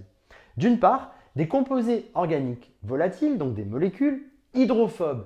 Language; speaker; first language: French; native; French